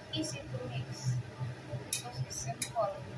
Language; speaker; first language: English; non-native, learner; Filipino